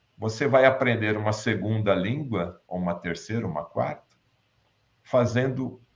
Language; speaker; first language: Portuguese; native; Portuguese